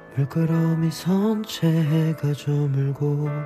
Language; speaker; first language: Korean; early bilingual, heritage; Korean